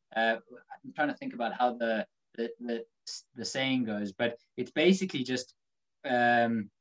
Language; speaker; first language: English; native; English